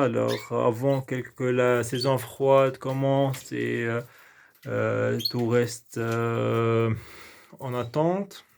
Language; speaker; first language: French; non-native, local second language; Arabic